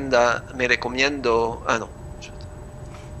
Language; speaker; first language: Spanish; non-native, learner; English